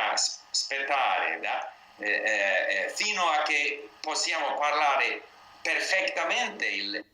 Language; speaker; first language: Italian; non-native, learner; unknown